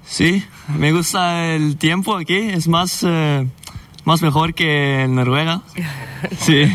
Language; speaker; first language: Spanish; non-native, learner; Norwegian